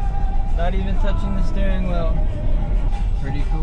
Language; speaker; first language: English; native; English